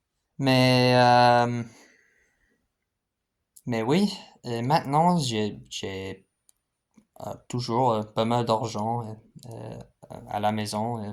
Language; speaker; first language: French; non-native, fluent; English